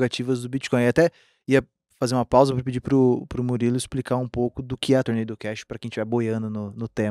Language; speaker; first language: Portuguese; native; Portuguese